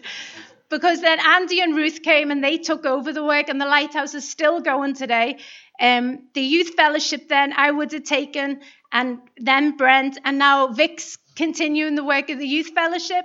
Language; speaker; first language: English; native; English